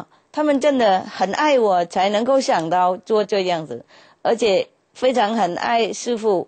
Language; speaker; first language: Chinese; non-native, fluent; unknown